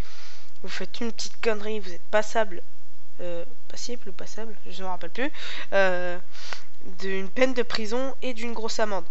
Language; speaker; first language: French; native; French